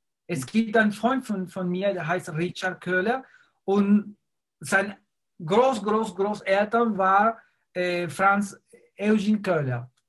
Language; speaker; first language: German; non-native, fluent; Spanish